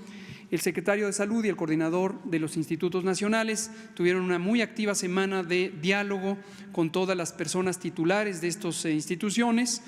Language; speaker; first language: Spanish; native; Spanish